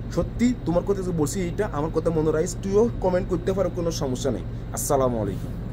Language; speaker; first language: Bangla; non-native, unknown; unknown